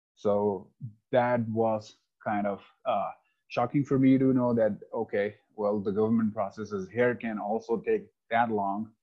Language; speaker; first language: English; non-native, local second language; Hindi